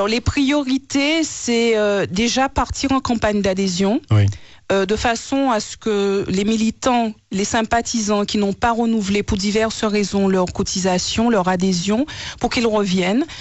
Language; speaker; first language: French; native; French